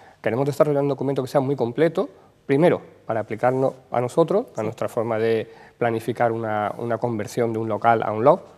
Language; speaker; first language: Spanish; native; Spanish